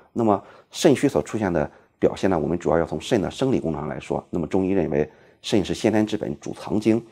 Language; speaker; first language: Chinese; native; Chinese